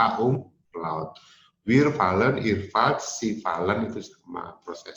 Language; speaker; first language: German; non-native, fluent; Indonesian